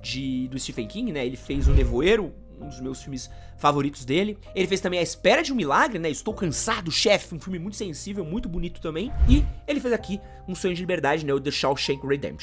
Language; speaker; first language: Portuguese; native; Portuguese